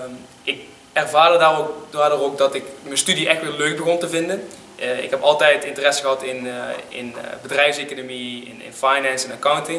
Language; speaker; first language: Dutch; native; Dutch